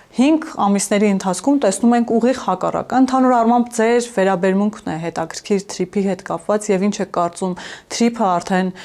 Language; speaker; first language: Armenian; native; Armenian